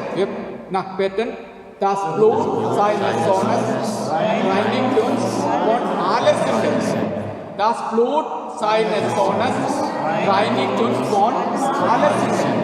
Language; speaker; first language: German; non-native, learner; Malayalam